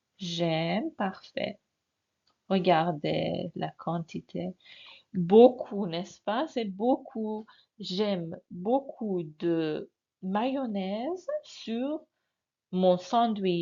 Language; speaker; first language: French; non-native, fluent; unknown